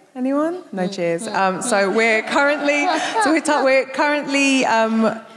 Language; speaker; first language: English; native; English